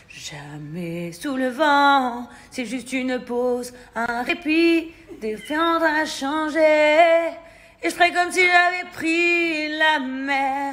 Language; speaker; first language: French; native; French